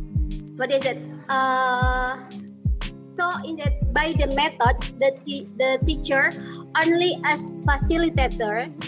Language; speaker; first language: English; non-native, learner; Indonesian